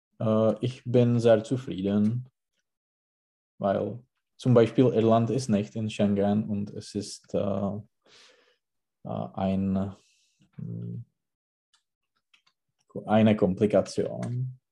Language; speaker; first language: German; non-native, learner; Czech